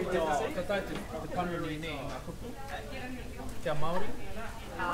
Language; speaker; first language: Māori; non-native, learner; English